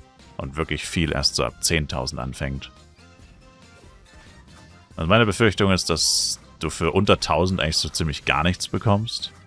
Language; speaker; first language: German; native; German